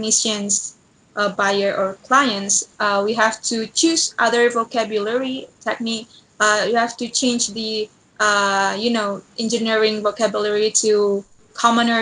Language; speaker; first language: English; non-native, learner; Indonesian